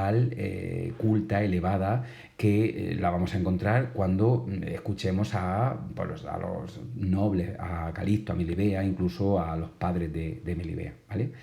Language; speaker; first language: Spanish; native; Spanish